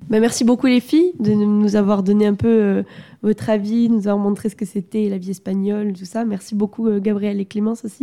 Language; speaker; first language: French; native; French